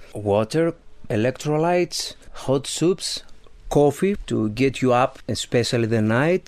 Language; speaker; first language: English; non-native, learner; Greek